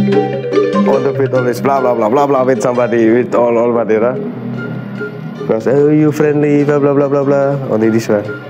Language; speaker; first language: English; non-native, learner; Indonesian